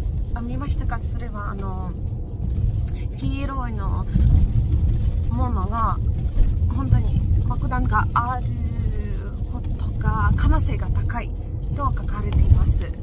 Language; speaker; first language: Japanese; non-native, fluent; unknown